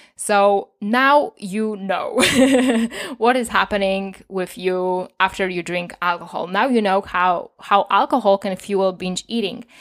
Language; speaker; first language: English; non-native, fluent; Polish